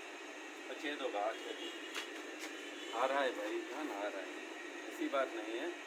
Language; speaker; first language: Hindi; non-native, local second language; Sindhi